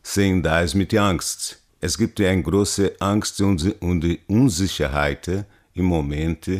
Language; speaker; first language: German; non-native, learner; Portuguese